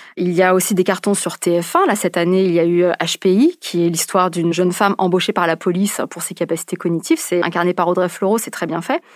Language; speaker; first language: French; native; French